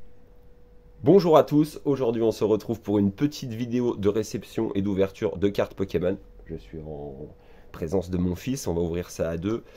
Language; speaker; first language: French; native; French